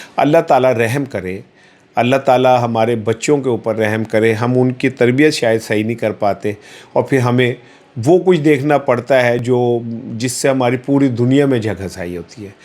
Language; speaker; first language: Urdu; non-native, local second language; Punjabi